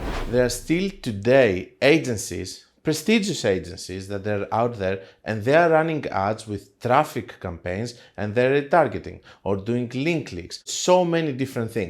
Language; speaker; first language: English; non-native, fluent; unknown